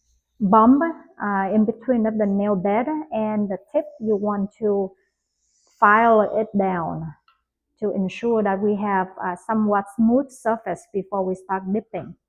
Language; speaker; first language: English; non-native, fluent; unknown